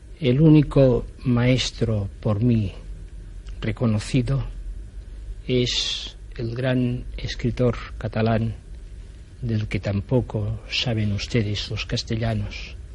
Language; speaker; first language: Spanish; non-native, local second language; Catalan